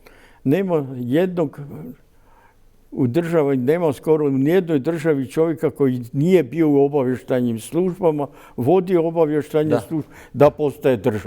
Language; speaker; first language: Croatian; native; Croatian